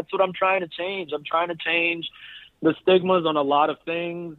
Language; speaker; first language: English; native; English